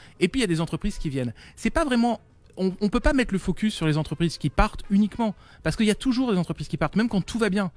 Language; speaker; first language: French; native; French